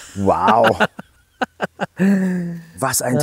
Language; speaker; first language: German; native; German